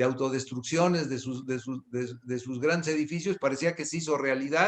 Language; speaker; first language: Spanish; native; Spanish